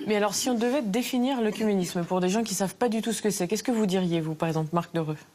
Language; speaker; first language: French; native; French